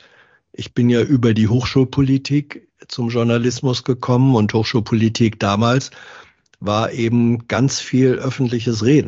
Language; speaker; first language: German; native; German